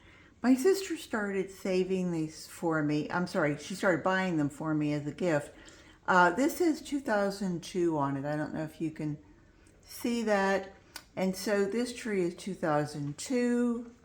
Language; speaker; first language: English; native; English